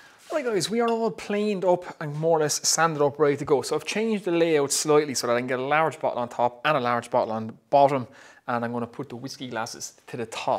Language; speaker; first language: English; native; English